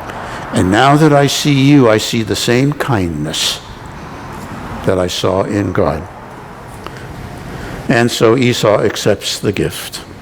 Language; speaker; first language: English; native; English